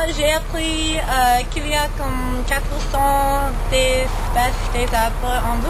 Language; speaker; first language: French; non-native, learner; English